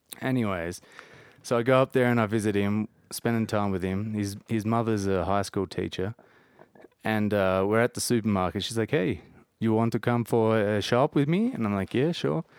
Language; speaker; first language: English; native; English